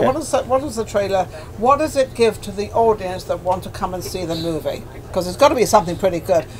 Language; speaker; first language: English; native; English